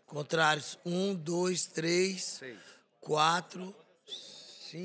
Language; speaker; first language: Portuguese; native; Portuguese